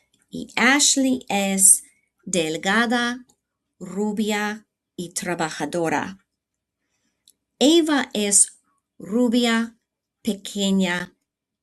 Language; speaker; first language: Spanish; non-native, fluent; English